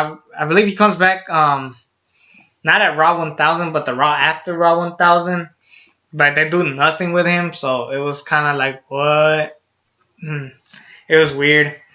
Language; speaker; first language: English; native; English